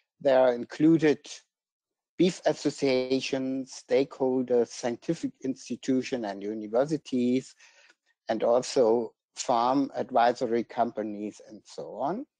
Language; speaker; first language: English; non-native, fluent; German